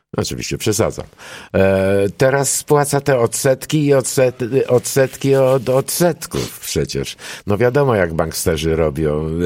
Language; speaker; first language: Polish; early bilingual, other home language; Greek